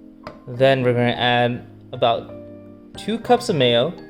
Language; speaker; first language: English; native; English